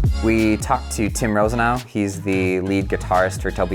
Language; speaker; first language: English; native; English